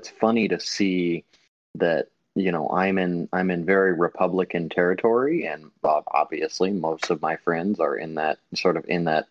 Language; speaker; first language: English; native; English